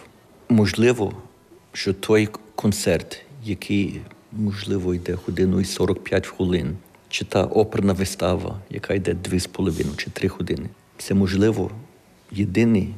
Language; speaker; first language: Ukrainian; early bilingual, heritage; Ukrainian